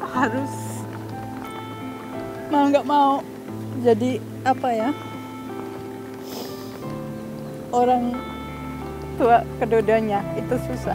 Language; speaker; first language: Indonesian; non-native, fluent; English